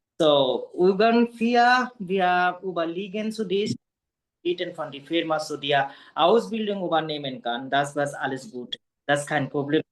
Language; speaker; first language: German; non-native, learner; Bangla